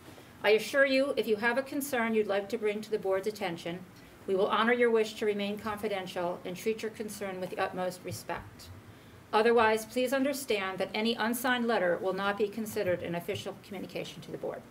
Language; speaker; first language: English; native; English